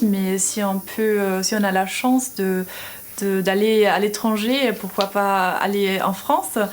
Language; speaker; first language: French; non-native, fluent; German